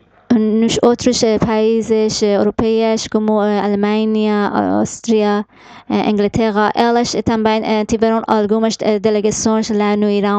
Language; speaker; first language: Portuguese; non-native, fluent; Persian